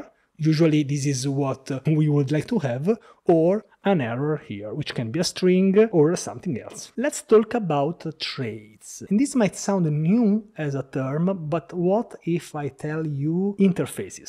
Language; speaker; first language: English; non-native, fluent; Italian